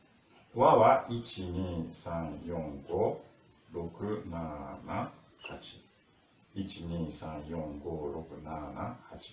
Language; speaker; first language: Japanese; non-native, fluent; Russian